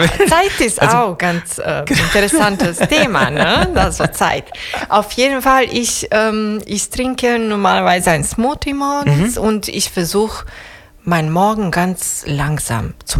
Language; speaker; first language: German; non-native, learner; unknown